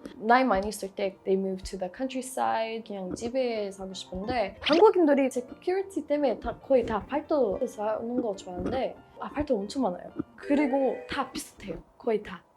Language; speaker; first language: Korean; non-native, learner; English